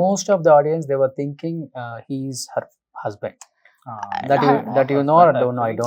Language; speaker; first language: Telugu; native; Telugu